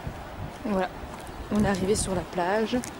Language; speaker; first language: French; native; French